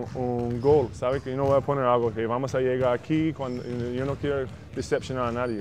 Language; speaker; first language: Spanish; non-native, fluent; English